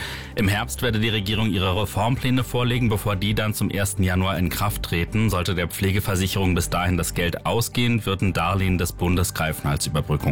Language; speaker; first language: German; native; German